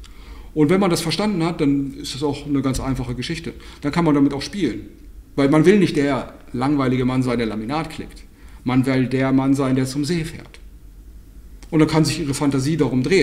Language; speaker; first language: German; native; German